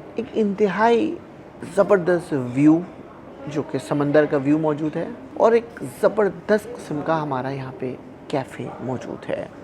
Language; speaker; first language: Urdu; native; Urdu